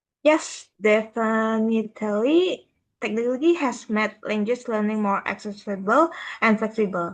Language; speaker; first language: English; non-native, learner; Indonesian